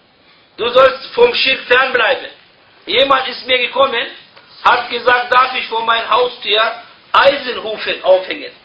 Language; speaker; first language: German; non-native, fluent; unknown